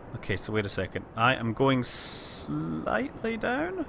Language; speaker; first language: English; native; English